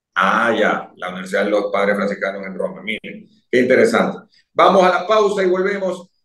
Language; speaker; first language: Spanish; native; Spanish